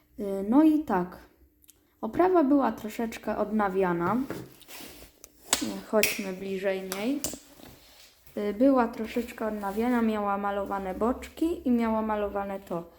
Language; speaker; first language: Polish; native; Polish